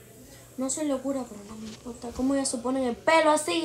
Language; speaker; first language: Spanish; early bilingual, heritage; Spanish